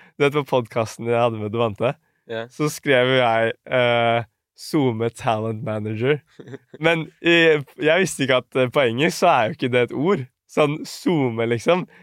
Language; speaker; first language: Norwegian; native; Norwegian